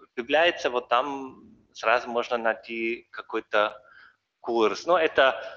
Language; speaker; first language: Russian; non-native, learner; German